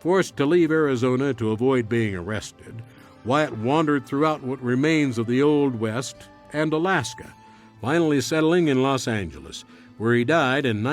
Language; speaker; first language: English; native; English